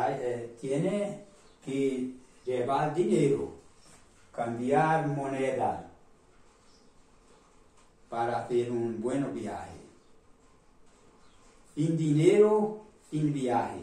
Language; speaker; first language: Spanish; non-native, learner; Portuguese